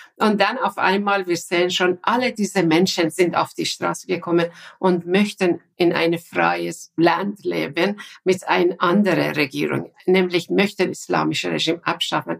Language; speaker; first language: German; non-native, fluent; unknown